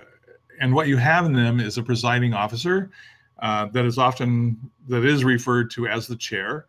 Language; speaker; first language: English; native; English